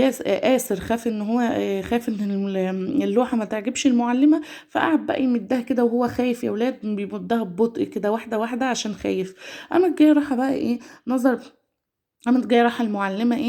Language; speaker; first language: Arabic; native; Arabic